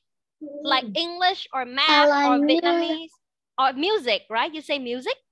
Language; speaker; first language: English; non-native, fluent; Vietnamese